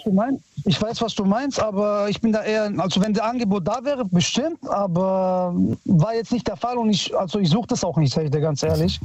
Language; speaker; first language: German; early bilingual, other home language; Italian